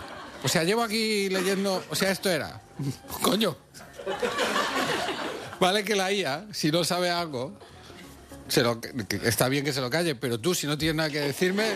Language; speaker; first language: Spanish; native; Spanish